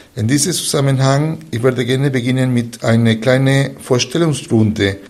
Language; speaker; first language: German; non-native, fluent; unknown